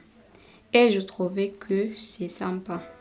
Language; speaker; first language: French; non-native, learner; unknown